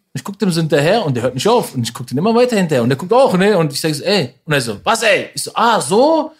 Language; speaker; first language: German; early bilingual, other home language; Persian